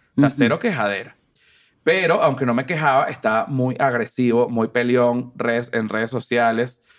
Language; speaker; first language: Spanish; native; Spanish